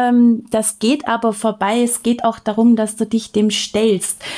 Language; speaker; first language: German; native; German